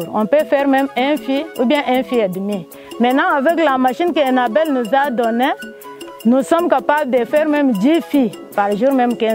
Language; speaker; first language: French; non-native, local second language; Luba-Lulua